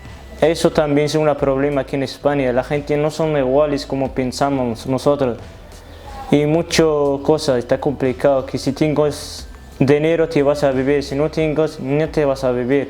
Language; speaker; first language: Spanish; non-native, learner; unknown